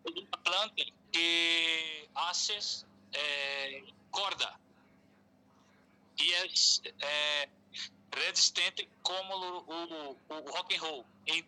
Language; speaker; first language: Spanish; non-native, learner; Portuguese